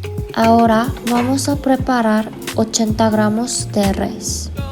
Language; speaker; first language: Spanish; non-native, fluent; Korean